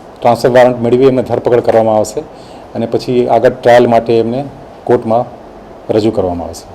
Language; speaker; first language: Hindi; non-native, local second language; Gujarati